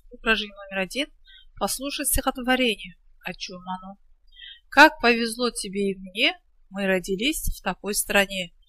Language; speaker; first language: Russian; non-native, local second language; Kazakh